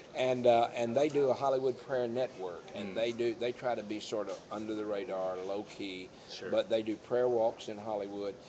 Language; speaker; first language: English; native; English